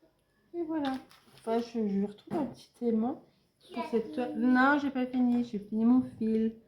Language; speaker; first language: French; native; French